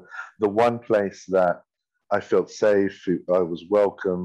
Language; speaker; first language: English; native; English